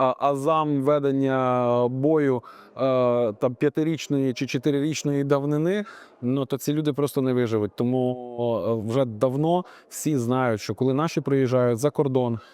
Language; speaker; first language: Ukrainian; native; Ukrainian